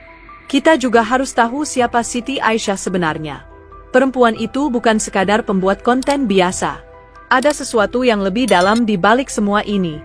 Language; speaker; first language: Indonesian; native; Indonesian